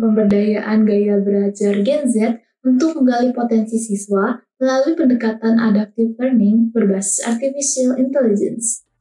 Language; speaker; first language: Indonesian; native; Indonesian